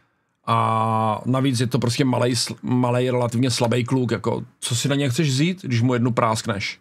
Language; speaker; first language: Czech; native; Czech